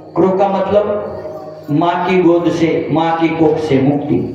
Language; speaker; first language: Hindi; non-native, local second language; Marathi